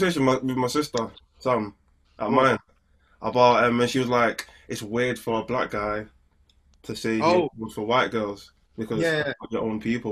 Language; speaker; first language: English; native; English